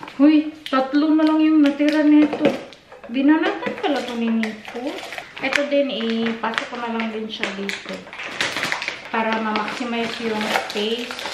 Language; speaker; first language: Filipino; non-native, local second language; Cebuano